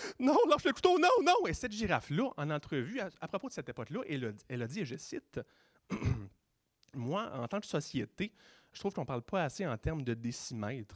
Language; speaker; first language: French; native; French